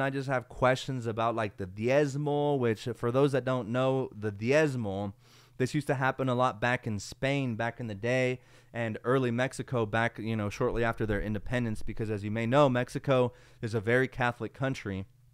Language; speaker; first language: English; early bilingual, other home language; Spanish